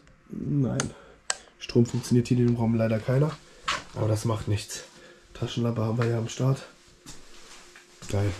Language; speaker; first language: German; native; German